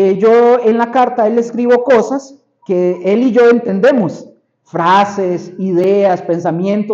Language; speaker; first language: Spanish; native; Spanish